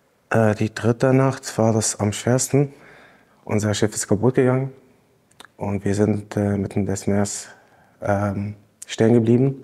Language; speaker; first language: German; non-native, fluent; Arabic